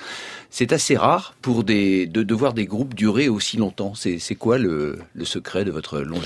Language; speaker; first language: French; native; French